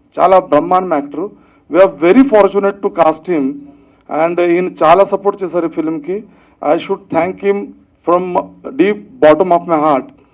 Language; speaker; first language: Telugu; native; Telugu